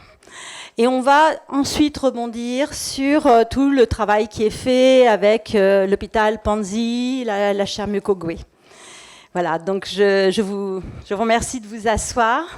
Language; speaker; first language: French; native; French